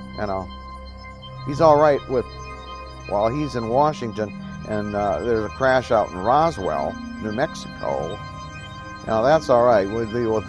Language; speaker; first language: English; native; English